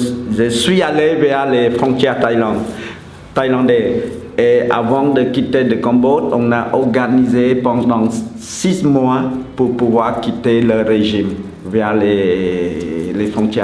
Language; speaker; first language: French; non-native, fluent; Khmer